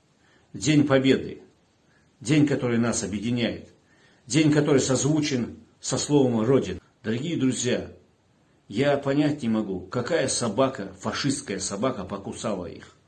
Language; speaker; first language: Russian; non-native, local second language; Chechen